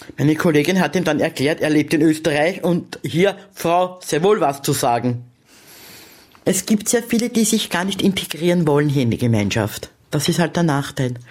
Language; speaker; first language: German; native; German